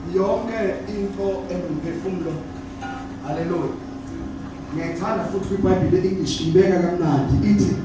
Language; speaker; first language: Zulu; non-native, local second language; Xhosa